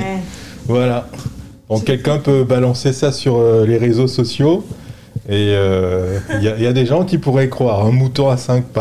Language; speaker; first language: French; native; French